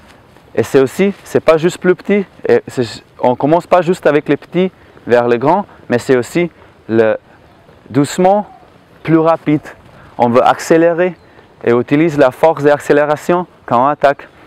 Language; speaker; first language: French; non-native, learner; Slovenian